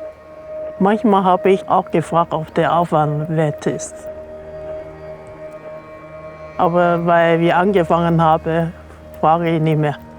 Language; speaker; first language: German; non-native, learner; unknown